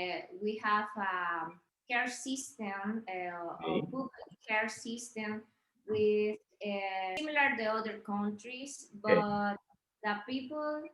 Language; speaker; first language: English; non-native, learner; Spanish